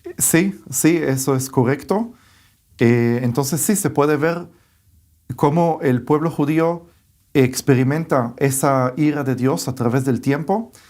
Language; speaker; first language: Spanish; early bilingual, heritage; Hebrew